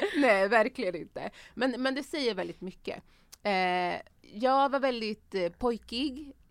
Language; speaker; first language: Swedish; early bilingual, other home language; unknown